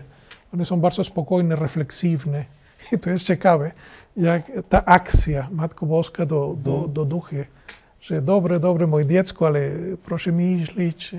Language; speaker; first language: Polish; non-native, learner; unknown